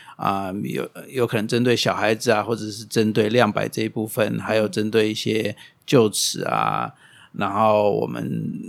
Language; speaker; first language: Chinese; non-native, fluent; German